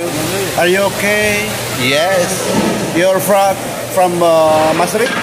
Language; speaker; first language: English; non-native, local second language; Filipino